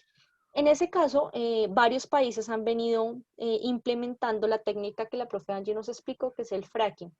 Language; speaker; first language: Spanish; native; Spanish